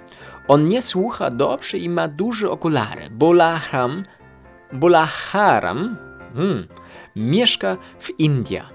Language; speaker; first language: Polish; non-native, learner; German